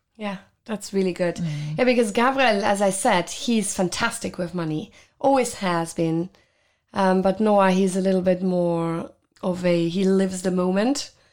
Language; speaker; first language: English; non-native, fluent; Luxembourgish